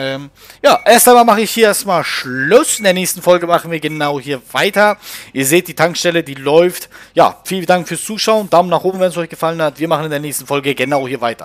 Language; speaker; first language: German; native; German